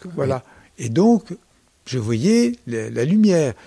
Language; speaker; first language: French; native; French